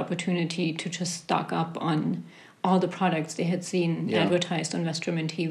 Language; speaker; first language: English; non-native, fluent; German